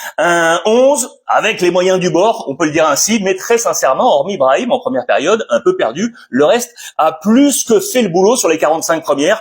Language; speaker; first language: French; native; French